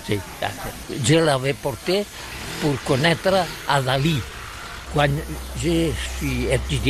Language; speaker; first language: French; non-native, learner; Catalan